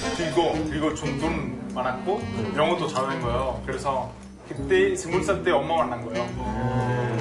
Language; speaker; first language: Korean; non-native, fluent; Italian